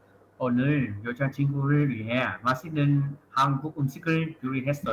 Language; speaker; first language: Korean; non-native, learner; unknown